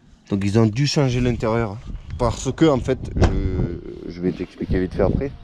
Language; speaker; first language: French; native; French